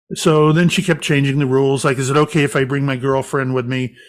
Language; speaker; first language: English; native; English